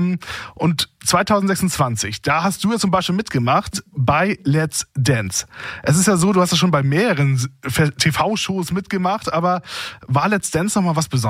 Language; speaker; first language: German; native; German